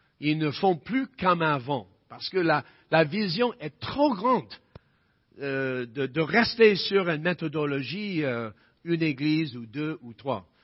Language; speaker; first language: French; non-native, fluent; English